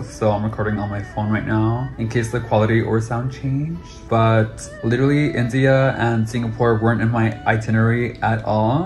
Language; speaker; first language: English; native; English